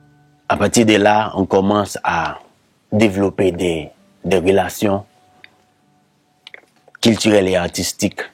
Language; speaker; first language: French; non-native, local second language; Haitian Creole